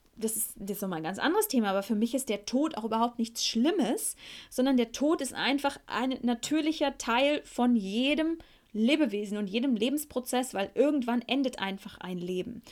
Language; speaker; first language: German; native; German